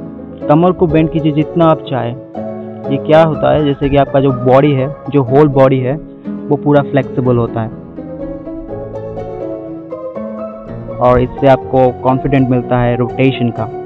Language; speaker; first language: Hindi; non-native, local second language; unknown